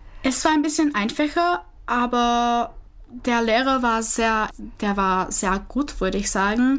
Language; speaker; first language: German; non-native, fluent; Czech